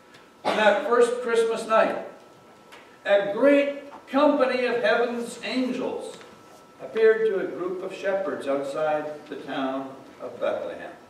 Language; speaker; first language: English; native; English